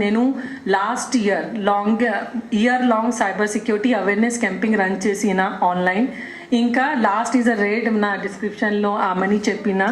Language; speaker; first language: Telugu; non-native, local second language; Hindi